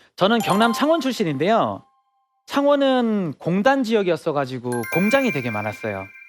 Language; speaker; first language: Korean; native; Korean